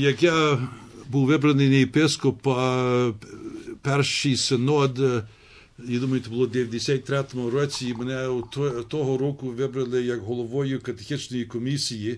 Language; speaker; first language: Ukrainian; early bilingual, heritage; Ukrainian